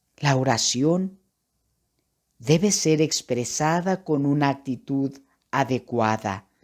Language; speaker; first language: Spanish; native; Spanish